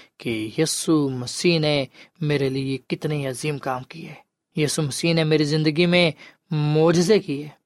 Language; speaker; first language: Urdu; non-native, local second language; Punjabi